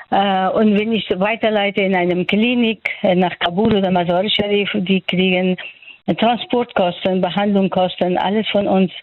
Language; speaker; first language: German; non-native, fluent; Persian